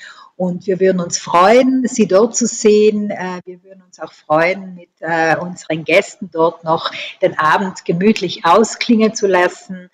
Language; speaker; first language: German; native; German